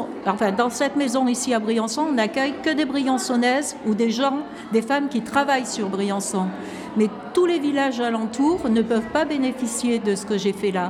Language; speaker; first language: French; native; French